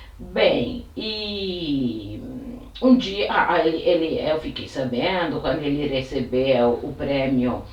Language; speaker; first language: Portuguese; non-native, fluent; Italian